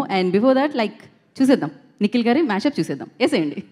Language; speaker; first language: Telugu; native; Telugu